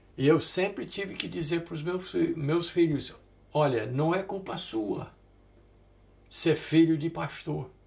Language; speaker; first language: Portuguese; early bilingual, other home language; English